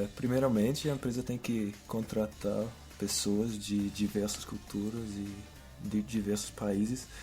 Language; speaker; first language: Portuguese; non-native, fluent; English